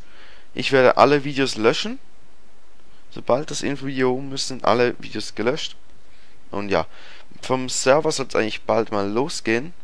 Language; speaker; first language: German; native; German